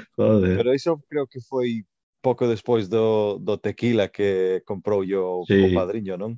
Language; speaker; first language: Galician; non-native, local second language; Spanish